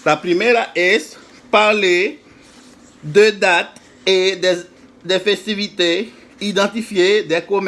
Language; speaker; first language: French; non-native, fluent; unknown